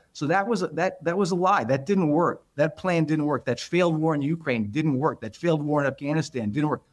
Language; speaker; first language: English; native; English